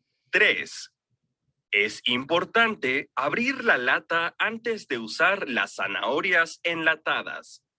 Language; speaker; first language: Spanish; non-native, learner; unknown